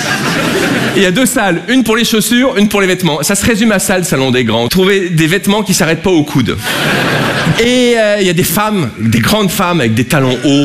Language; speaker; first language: French; native; French